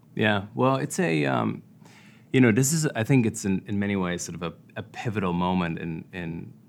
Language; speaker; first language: English; non-native, fluent; German